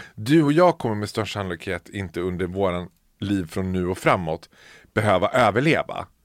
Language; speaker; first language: Swedish; native; Swedish